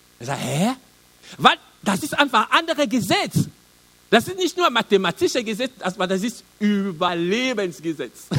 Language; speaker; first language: German; non-native, learner; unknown